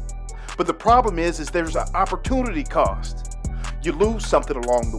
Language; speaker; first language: English; native; English